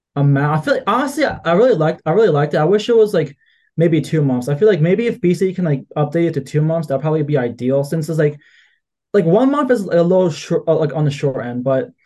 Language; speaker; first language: English; native; English